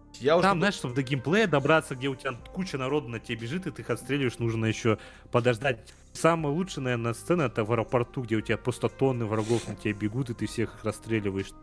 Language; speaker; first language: Russian; native; Russian